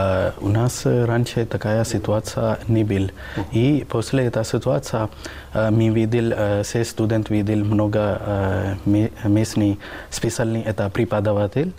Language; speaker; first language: Russian; non-native, fluent; Urdu